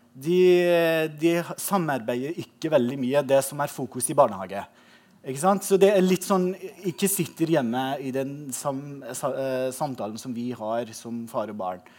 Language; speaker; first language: Norwegian; non-native, fluent; Persian